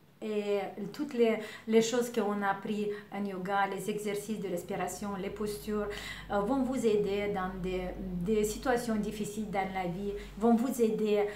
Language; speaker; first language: French; non-native, learner; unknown